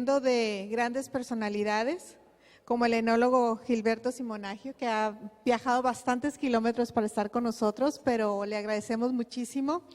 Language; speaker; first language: Spanish; native; Spanish